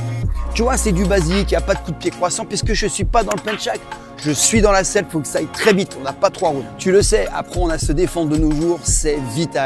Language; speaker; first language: French; native; French